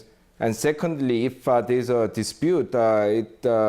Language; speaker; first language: English; non-native, fluent; Korean